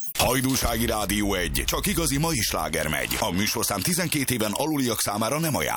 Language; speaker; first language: Hungarian; native; Hungarian